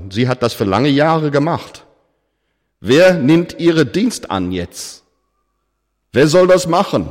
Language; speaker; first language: German; non-native, fluent; English